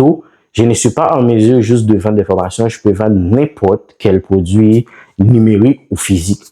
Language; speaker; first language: French; non-native, local second language; Haitian Creole